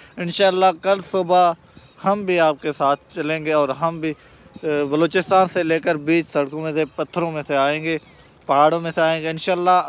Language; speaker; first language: Urdu; non-native, local second language; Baluchi